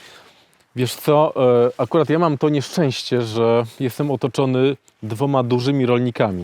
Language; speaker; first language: Polish; native; Polish